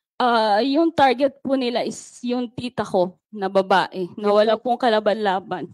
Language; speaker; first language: Filipino; non-native, local second language; Cebuano